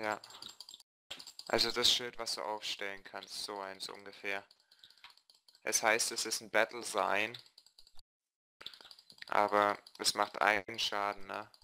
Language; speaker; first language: German; native; German